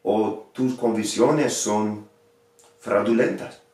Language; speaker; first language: Spanish; non-native, fluent; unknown